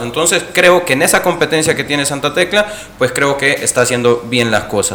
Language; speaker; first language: Spanish; native; Spanish